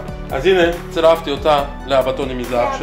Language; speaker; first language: Hebrew; native; Hebrew